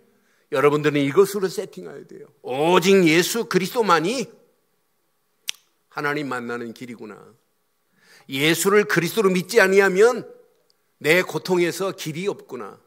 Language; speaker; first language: Korean; native; Korean